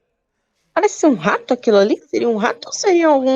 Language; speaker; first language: Portuguese; native; Portuguese